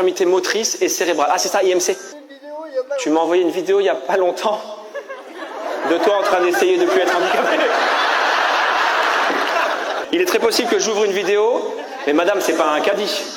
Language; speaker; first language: French; native; French